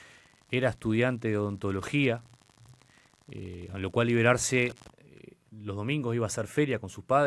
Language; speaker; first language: Spanish; native; Spanish